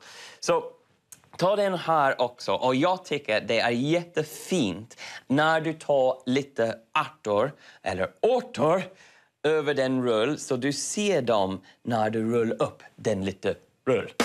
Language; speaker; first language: Swedish; non-native, learner; English